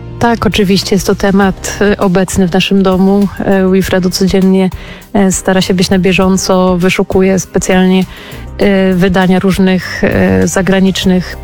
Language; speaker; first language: Polish; native; Polish